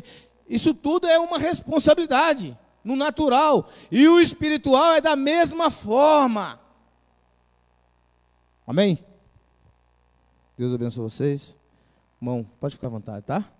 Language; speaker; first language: Portuguese; native; Portuguese